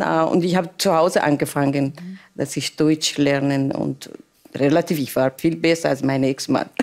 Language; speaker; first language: German; non-native, learner; Persian